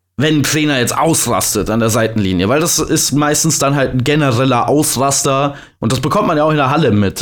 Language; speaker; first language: German; native; German